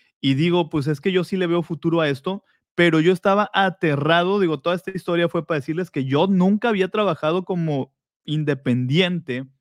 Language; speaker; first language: Spanish; native; Spanish